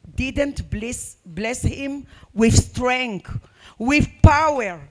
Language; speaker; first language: English; non-native, learner; Arabic